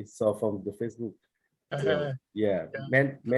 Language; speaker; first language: English; non-native, learner; Thai